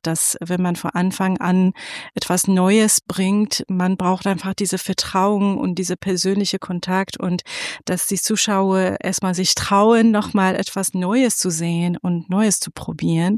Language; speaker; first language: German; non-native, fluent; Persian